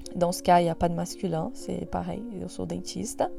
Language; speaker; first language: French; non-native, fluent; Portuguese